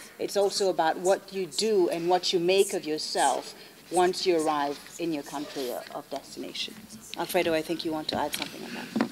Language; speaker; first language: English; non-native, fluent; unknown